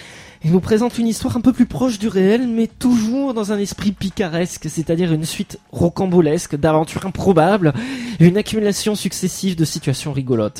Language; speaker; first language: French; native; French